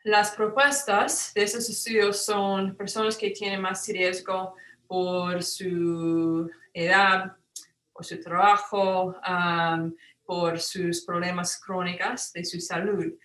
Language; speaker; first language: Spanish; non-native, fluent; English